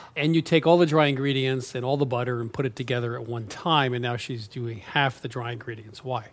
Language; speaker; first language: English; native; English